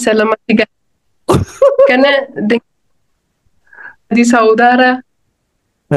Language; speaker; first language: Indonesian; non-native, fluent; Uzbek